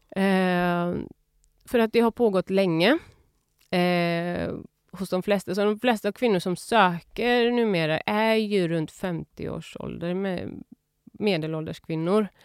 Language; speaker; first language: Swedish; early bilingual, other home language; Persian